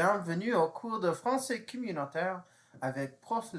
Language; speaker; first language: French; non-native, learner; English